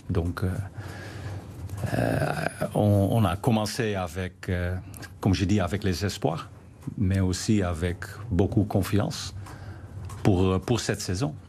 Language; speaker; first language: French; non-native, fluent; Dutch